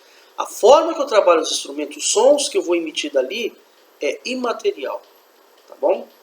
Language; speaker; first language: Portuguese; native; Portuguese